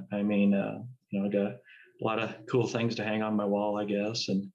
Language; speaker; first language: English; native; English